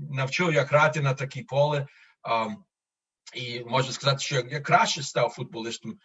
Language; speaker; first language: Ukrainian; early bilingual, other home language; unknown